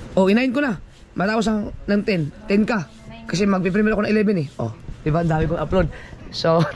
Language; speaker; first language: Filipino; non-native, local second language; Cebuano